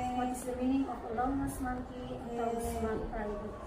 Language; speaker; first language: English; non-native, learner; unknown